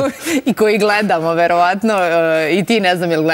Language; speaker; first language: Serbian; native; Serbian